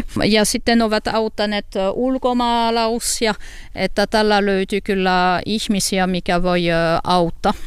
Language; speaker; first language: Finnish; non-native, fluent; French